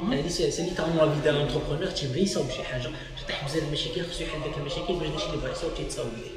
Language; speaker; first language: French; non-native, local second language; Arabic